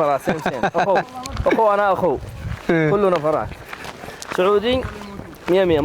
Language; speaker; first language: Arabic; non-native, learner; Bangla